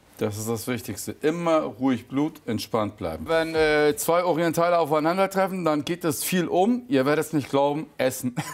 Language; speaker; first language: German; early bilingual, other home language; Turkish